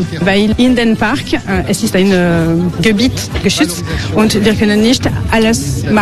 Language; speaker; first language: German; non-native, learner; French